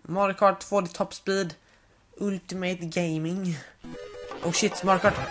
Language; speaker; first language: English; non-native, learner; Swedish